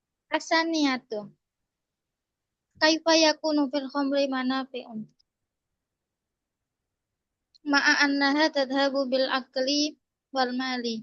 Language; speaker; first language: Arabic; non-native, learner; Indonesian